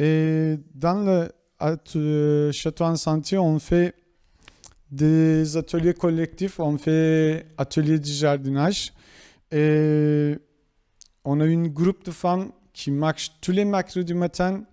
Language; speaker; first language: French; non-native, fluent; Kurdish